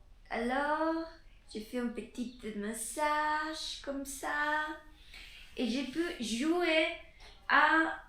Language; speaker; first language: French; non-native, learner; Spanish